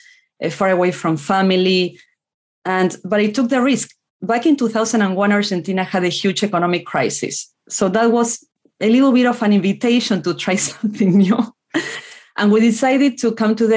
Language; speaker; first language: English; non-native, fluent; Spanish